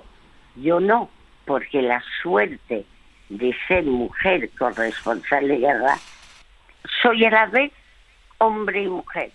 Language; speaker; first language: Spanish; early bilingual, other home language; French